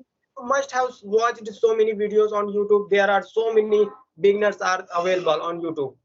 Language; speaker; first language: English; non-native, local second language; Hindi